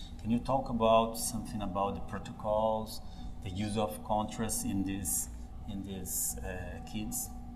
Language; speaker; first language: English; non-native, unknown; Portuguese